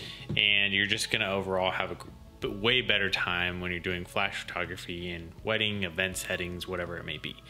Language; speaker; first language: English; native; English